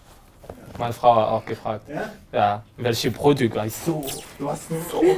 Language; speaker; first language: German; non-native, learner; French